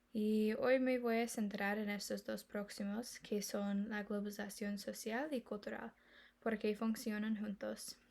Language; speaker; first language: Spanish; non-native, learner; English